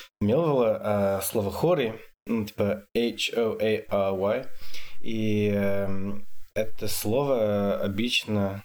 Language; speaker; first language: Russian; non-native, fluent; English